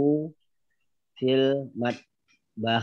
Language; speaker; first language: Arabic; non-native, learner; Indonesian